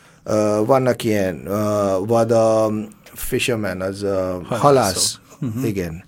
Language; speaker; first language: Hungarian; non-native, fluent; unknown